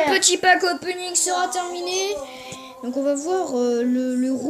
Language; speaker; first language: French; native; French